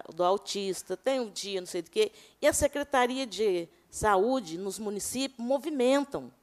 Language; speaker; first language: Portuguese; native; Portuguese